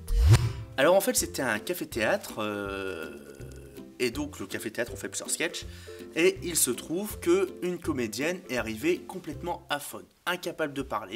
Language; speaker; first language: French; native; French